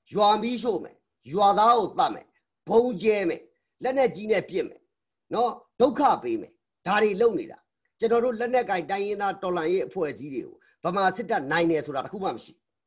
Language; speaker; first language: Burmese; native; Burmese